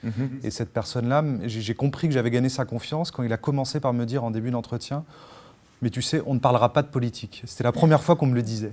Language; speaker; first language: French; native; French